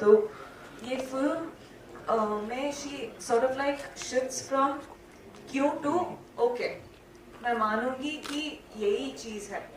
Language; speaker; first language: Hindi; non-native, local second language; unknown